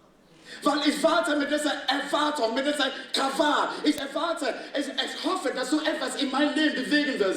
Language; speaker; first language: German; non-native, fluent; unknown